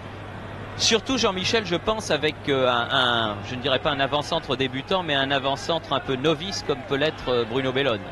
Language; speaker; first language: French; native; French